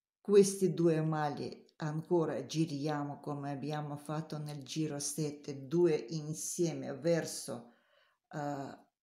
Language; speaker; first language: Italian; non-native, learner; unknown